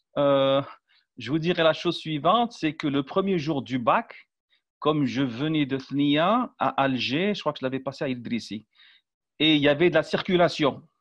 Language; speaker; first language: French; non-native, local second language; Arabic